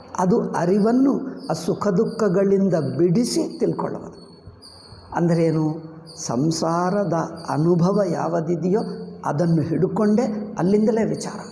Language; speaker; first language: Kannada; non-native, local second language; Telugu